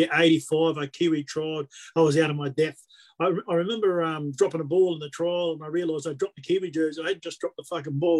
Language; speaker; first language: English; native; English